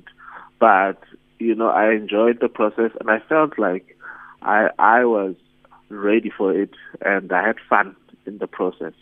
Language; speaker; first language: English; non-native, local second language; Zulu